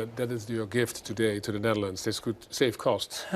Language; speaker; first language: English; non-native, fluent; Dutch